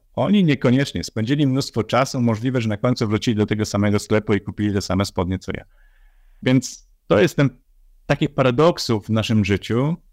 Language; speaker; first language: Polish; native; Polish